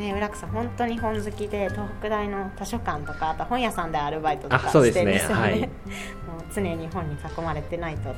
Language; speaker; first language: Japanese; native; Japanese